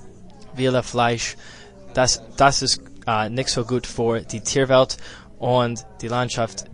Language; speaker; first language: German; non-native, learner; English